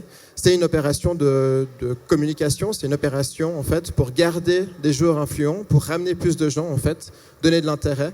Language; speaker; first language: French; native; French